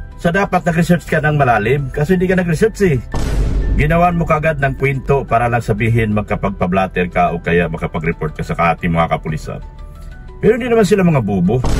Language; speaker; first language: Filipino; non-native, local second language; Cebuano